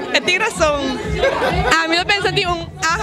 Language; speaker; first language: Dutch; early bilingual, other home language; Papiamento